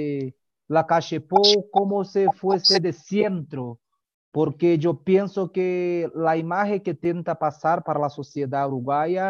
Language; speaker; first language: Spanish; non-native, learner; Portuguese